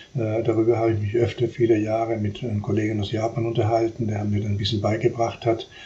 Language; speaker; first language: German; non-native, fluent; Spanish